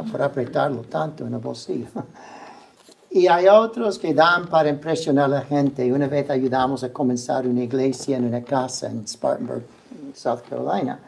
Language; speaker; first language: Spanish; non-native, fluent; English